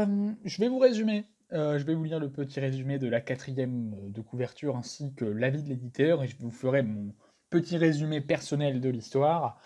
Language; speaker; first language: French; native; French